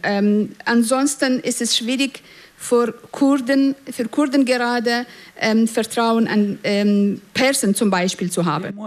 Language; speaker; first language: German; non-native, fluent; Central Kurdish